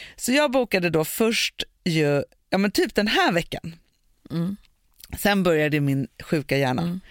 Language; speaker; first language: Swedish; native; Swedish